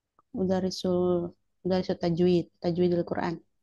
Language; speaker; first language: Arabic; non-native, learner; Indonesian